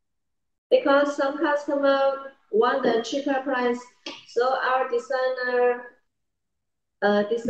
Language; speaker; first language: English; non-native, learner; Chinese